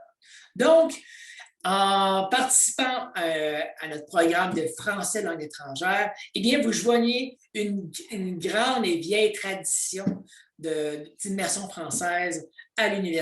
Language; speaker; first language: French; native; French